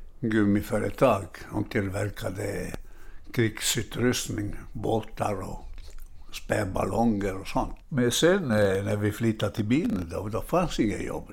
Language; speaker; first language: Swedish; non-native, fluent; Italian